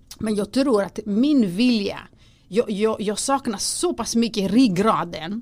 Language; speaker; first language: Swedish; non-native, fluent; Greek